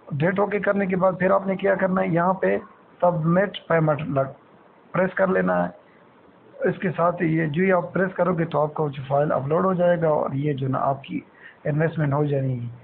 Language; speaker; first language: Urdu; non-native, local second language; Pashto